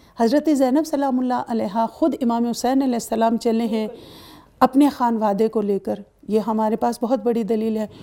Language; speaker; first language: Urdu; native; Urdu